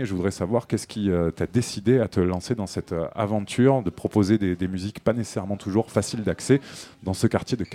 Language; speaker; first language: French; native; French